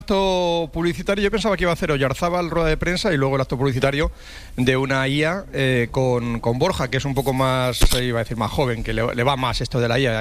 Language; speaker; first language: Spanish; native; Spanish